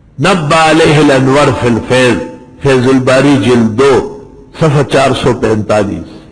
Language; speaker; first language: Urdu; non-native, local second language; Pashto